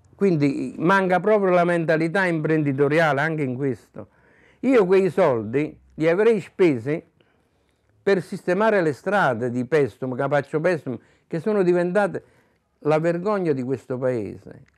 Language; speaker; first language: Italian; native; Italian